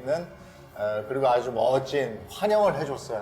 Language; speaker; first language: Korean; native; Korean